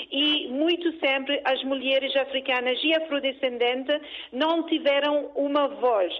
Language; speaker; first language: Portuguese; early bilingual, other home language; Kabuverdianu